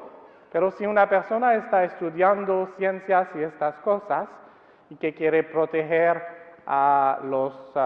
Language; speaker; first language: Spanish; non-native, fluent; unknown